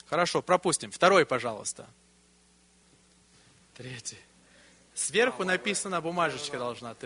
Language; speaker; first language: Russian; early bilingual, heritage; Russian